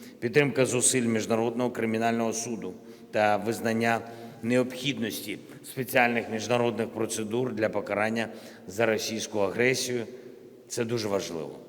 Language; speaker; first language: Ukrainian; non-native, local second language; Russian